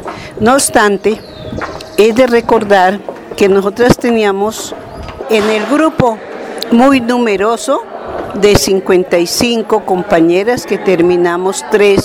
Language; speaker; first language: Spanish; native; Spanish